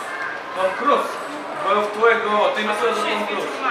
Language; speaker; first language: Russian; non-native, learner; Bulgarian